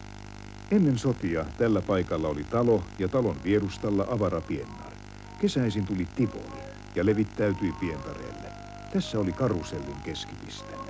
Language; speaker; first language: Finnish; native; Finnish